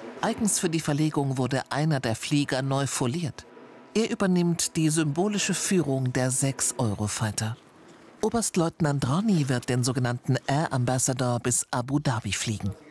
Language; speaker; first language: German; native; German